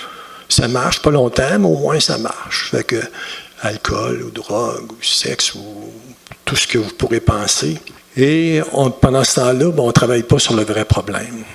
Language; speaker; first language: French; native; French